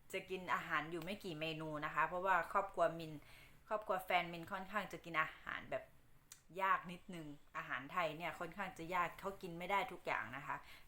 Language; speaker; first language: Thai; native; Thai